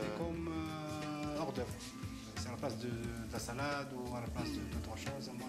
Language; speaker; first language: French; non-native, local second language; Arabic